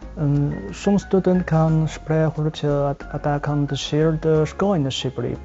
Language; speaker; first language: Albanian; non-native, fluent; Chinese